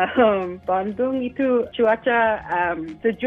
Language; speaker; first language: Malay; non-native, fluent; English